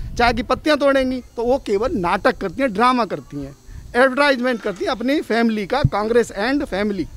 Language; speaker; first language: Hindi; native; Hindi